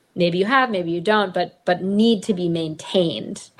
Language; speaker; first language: English; native; English